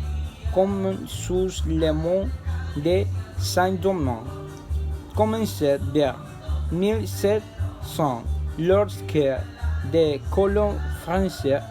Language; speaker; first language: French; non-native, learner; Spanish